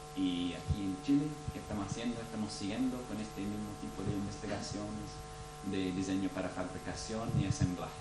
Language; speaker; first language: Spanish; non-native, fluent; English